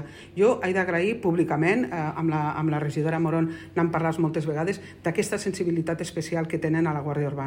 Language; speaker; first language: Catalan; native; Catalan